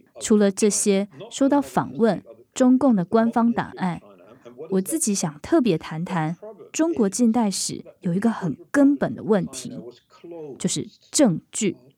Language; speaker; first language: Chinese; native; Chinese